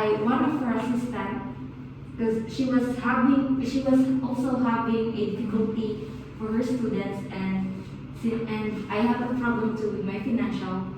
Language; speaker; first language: English; non-native, learner; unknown